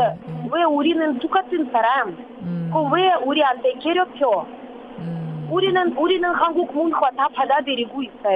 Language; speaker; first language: Korean; non-native, learner; Russian